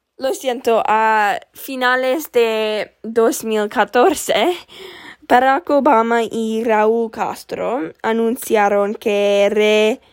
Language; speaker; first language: Spanish; non-native, learner; English